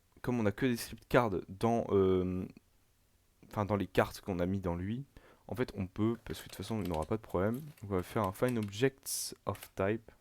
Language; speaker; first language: French; native; French